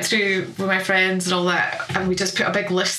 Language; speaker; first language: English; native; English